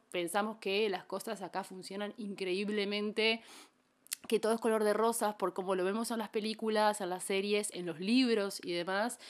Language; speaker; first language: Spanish; native; Spanish